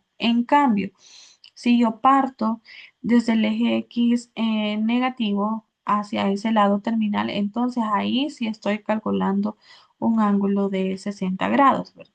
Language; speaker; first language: Spanish; native; Spanish